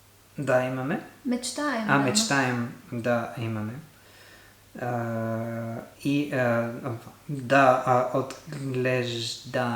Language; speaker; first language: Bulgarian; non-native, learner; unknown